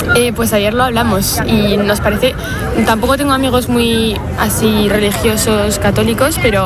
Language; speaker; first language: Spanish; non-native, fluent; French